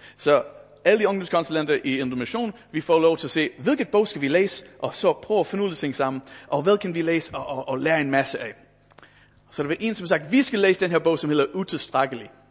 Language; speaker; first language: Danish; non-native, fluent; English